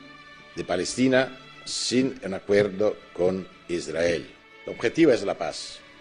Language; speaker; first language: Spanish; non-native, fluent; Italian